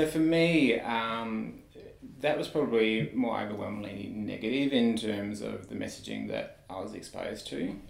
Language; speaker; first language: English; native; English